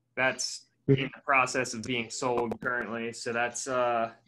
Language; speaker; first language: English; native; English